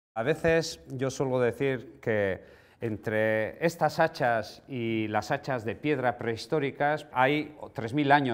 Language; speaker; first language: Spanish; non-native, local second language; Basque